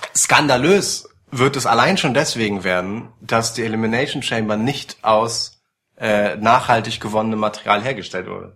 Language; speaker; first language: German; early bilingual, other home language; Polish